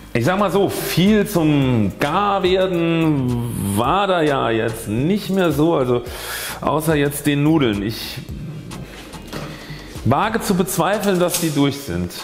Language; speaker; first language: German; native; German